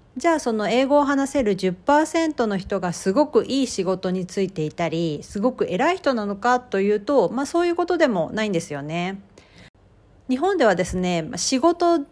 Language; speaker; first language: Japanese; native; Japanese